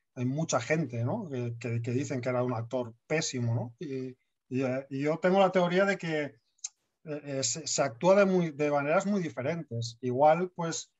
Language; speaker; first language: Spanish; native; Spanish